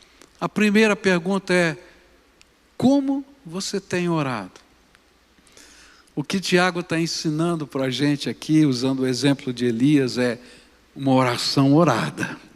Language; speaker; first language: Portuguese; native; Portuguese